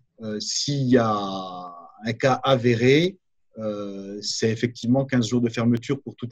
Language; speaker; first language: French; native; French